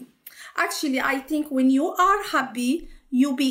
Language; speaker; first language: English; non-native, learner; Arabic